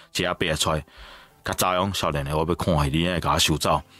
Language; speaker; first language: Min Nan Chinese; native; Min Nan Chinese